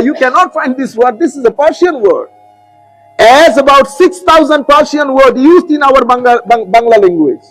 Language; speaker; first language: English; non-native, local second language; Bangla